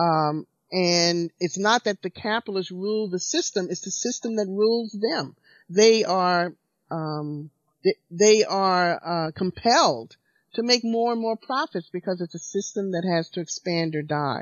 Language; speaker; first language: English; native; English